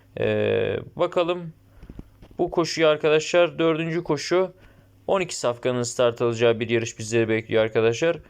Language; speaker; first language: Turkish; native; Turkish